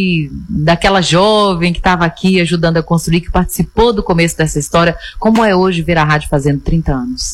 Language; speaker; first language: Portuguese; native; Portuguese